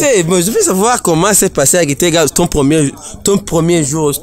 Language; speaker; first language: French; non-native, local second language; Rundi